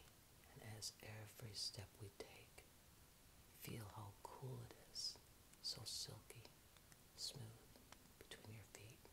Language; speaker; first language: English; native; English